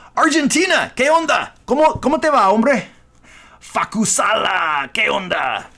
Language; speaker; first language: Spanish; non-native, fluent; English